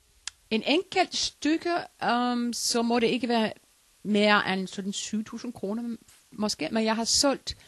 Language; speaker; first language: Danish; non-native, learner; Icelandic